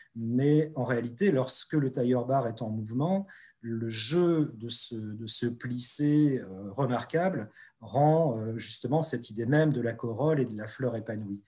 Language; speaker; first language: French; native; French